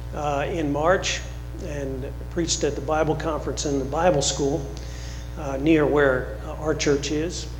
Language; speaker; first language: English; native; English